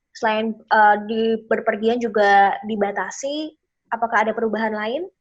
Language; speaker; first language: Indonesian; native; Indonesian